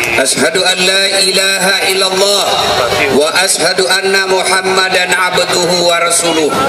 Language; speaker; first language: Indonesian; non-native, local second language; Buginese